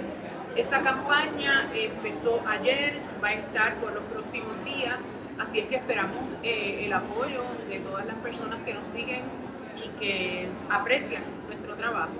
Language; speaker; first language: Spanish; native; Spanish